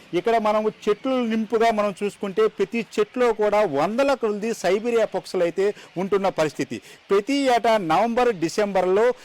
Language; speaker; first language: Telugu; native; Telugu